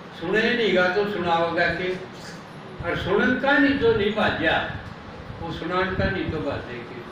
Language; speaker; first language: Hindi; native; Hindi